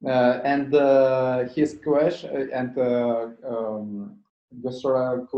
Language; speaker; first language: English; non-native, learner; Russian